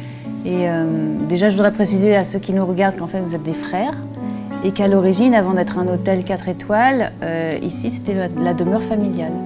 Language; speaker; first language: French; native; French